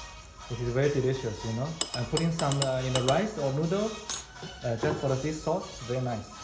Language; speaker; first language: English; non-native, learner; Chinese